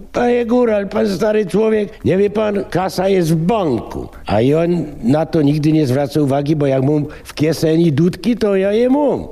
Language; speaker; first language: Polish; native; Polish